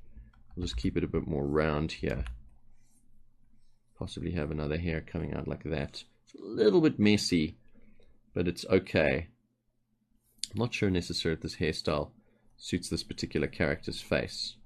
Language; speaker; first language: English; native; English